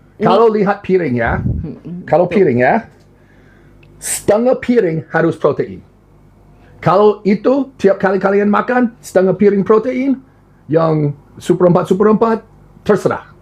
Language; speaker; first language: Indonesian; non-native, learner; English